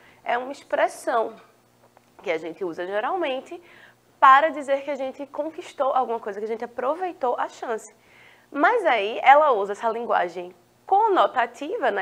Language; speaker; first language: Portuguese; native; Portuguese